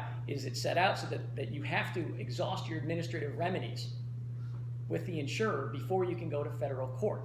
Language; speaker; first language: English; native; English